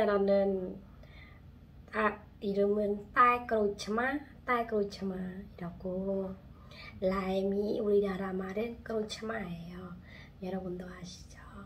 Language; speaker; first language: Korean; non-native, fluent; Khmer